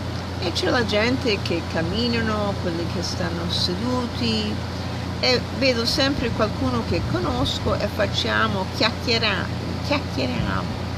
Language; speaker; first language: Italian; early bilingual, heritage; Italian